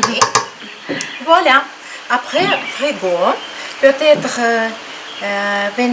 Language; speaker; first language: French; non-native, learner; Russian